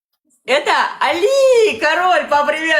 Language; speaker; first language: Russian; native; Russian